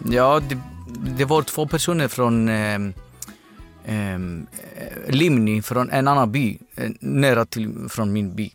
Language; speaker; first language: Swedish; non-native, fluent; Greek